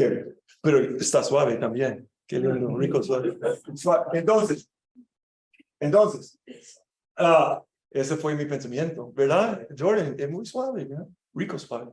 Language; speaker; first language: Spanish; non-native, learner; English